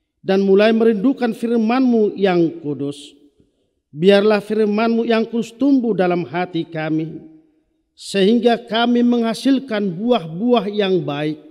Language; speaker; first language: Indonesian; non-native, local second language; Batak Toba